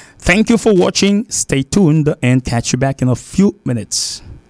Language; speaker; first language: English; non-native, fluent; Haitian Creole